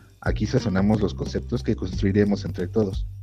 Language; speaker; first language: Spanish; native; Spanish